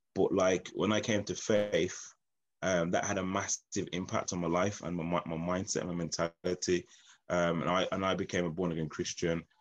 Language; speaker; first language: English; native; English